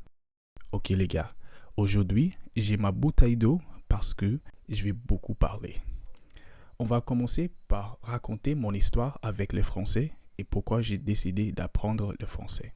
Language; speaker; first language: French; non-native, fluent; English